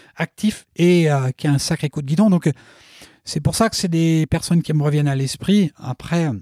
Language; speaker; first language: French; native; French